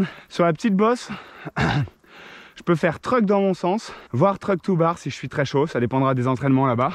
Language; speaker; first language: French; native; French